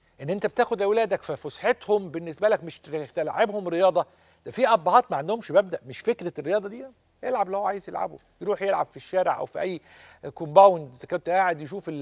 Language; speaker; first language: Arabic; native; Arabic